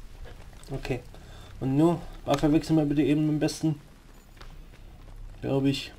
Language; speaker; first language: German; native; German